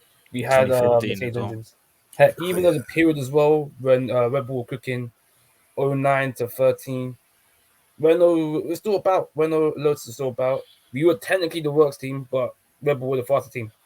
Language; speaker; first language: English; native; English